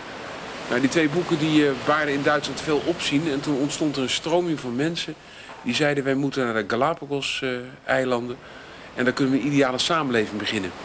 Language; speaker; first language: Dutch; native; Dutch